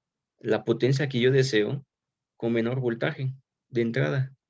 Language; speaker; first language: Spanish; native; Spanish